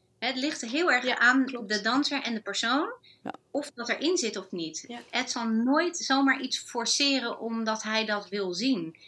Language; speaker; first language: Dutch; non-native, fluent; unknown